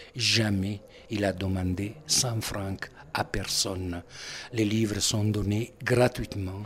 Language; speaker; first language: French; non-native, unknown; Italian